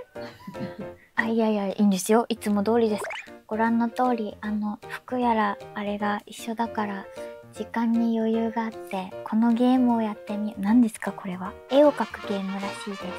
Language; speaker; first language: Japanese; native; Japanese